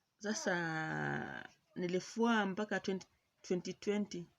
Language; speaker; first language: Swahili; non-native, local second language; Luyia